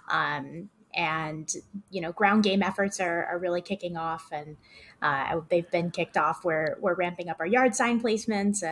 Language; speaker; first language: English; native; English